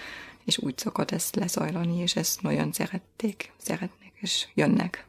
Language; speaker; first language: Hungarian; non-native, fluent; German